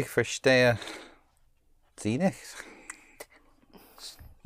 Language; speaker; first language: German; non-native, learner; English